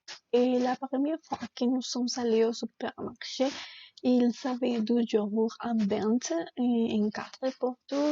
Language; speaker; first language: French; non-native, learner; Spanish